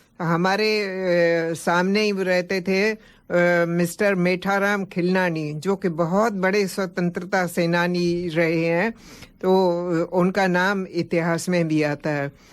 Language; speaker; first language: Hindi; non-native, local second language; Sindhi